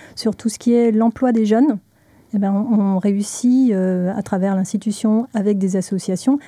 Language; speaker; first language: French; non-native, fluent; Spanish